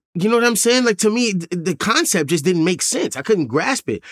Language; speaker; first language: English; native; English